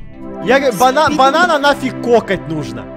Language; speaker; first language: Russian; native; Russian